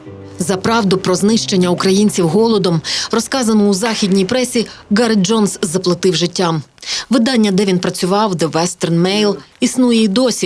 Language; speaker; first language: Ukrainian; native; Ukrainian